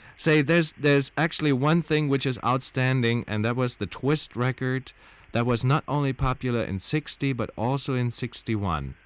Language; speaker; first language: English; non-native, fluent; German